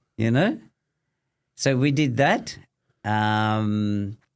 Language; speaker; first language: English; native; English